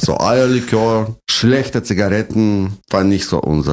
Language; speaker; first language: German; non-native, fluent; Russian